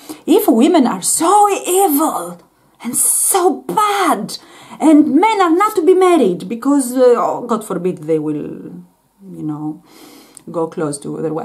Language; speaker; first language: English; non-native, fluent; Greek